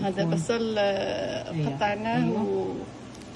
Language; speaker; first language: Arabic; native; Arabic